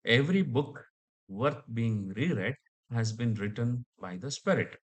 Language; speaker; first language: English; non-native, local second language; Kannada